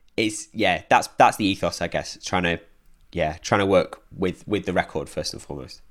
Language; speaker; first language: English; native; English